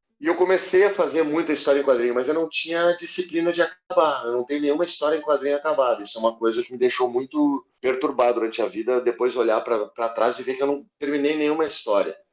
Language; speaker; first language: Portuguese; native; Portuguese